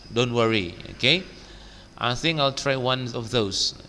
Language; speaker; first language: English; non-native, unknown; Indonesian